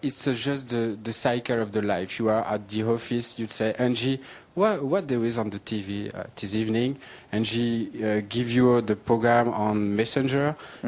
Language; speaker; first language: English; non-native, learner; French